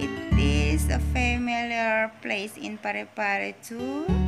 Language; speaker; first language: English; non-native, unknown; Indonesian